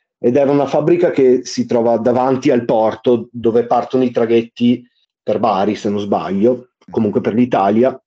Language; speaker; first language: Italian; native; Italian